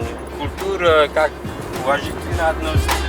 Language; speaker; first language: Russian; non-native, learner; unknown